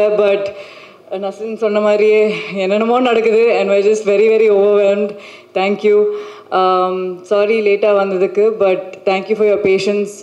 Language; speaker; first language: Tamil; non-native, local second language; Malayalam